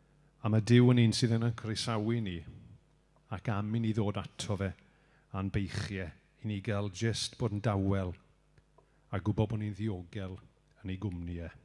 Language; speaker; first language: Welsh; native; Welsh